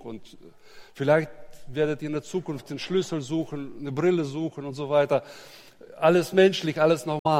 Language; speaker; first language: German; native; German